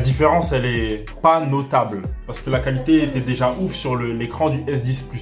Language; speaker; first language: French; native; French